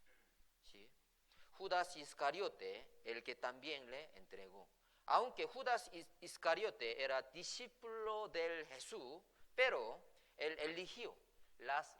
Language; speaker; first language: Spanish; non-native, fluent; Korean